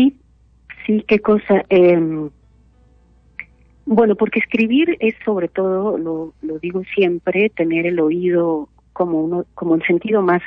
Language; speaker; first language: Spanish; native; Spanish